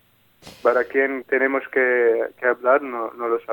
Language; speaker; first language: Spanish; non-native, learner; Arabic